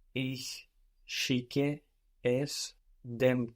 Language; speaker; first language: German; non-native, learner; English